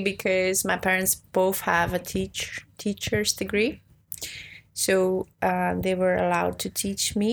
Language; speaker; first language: English; non-native, fluent; Swiss German